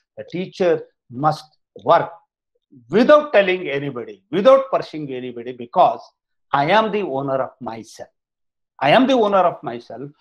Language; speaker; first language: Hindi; non-native, local second language; Kannada